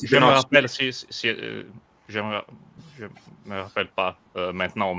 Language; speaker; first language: French; non-native, fluent; Italian